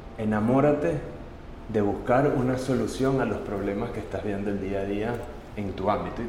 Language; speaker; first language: Spanish; native; Spanish